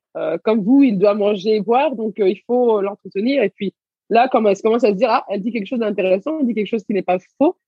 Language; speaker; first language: French; early bilingual, other home language; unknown